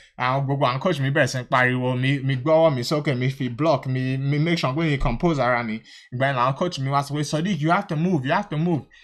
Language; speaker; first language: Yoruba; early bilingual, heritage; Yoruba